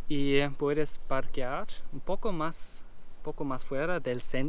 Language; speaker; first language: Spanish; non-native, fluent; German